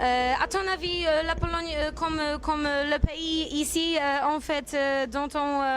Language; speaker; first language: French; non-native, learner; Polish